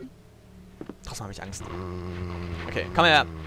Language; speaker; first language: German; native; German